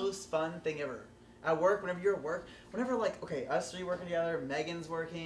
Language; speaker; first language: English; native; English